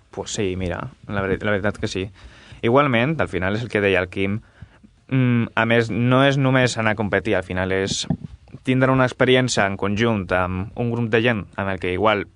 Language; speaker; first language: Catalan; native; Catalan